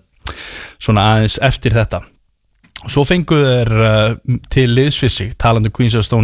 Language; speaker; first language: Icelandic; native; Icelandic